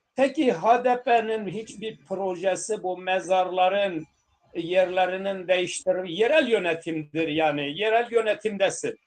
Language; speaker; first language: Turkish; non-native, local second language; Zaza